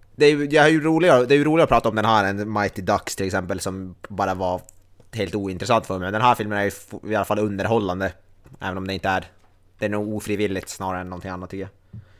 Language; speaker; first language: Swedish; native; Swedish